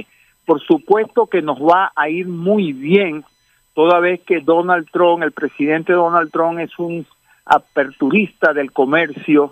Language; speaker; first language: Spanish; native; Spanish